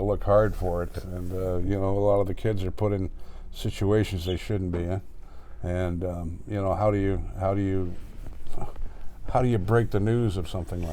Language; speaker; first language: English; native; English